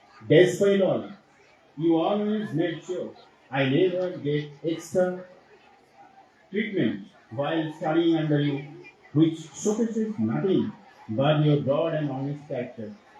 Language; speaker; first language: English; non-native, local second language; Bangla